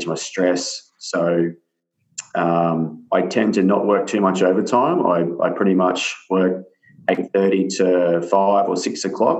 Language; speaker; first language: English; native; English